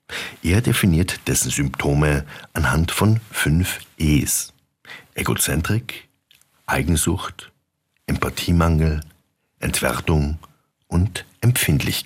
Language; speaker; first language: German; native; German